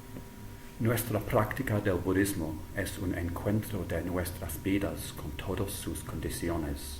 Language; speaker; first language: Spanish; non-native, fluent; English